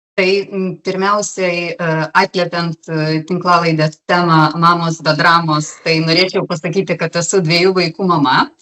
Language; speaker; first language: Lithuanian; non-native, local second language; Polish